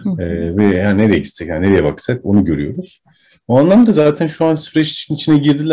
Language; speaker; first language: Turkish; native; Turkish